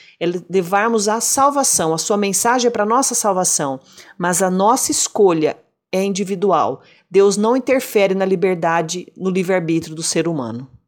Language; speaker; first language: Portuguese; native; Portuguese